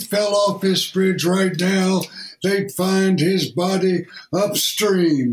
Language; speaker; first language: English; native; English